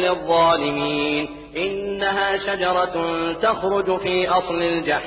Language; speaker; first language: Arabic; native; Arabic